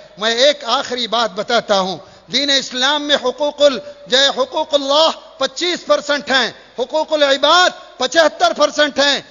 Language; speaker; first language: Urdu; native; Urdu